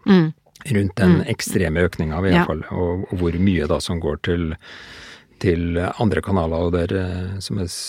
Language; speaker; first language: Norwegian; native; Norwegian